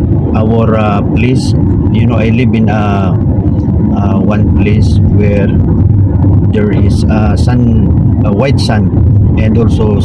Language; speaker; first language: English; non-native, learner; Filipino